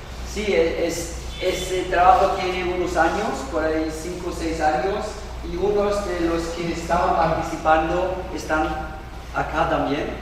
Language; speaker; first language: Spanish; non-native, learner; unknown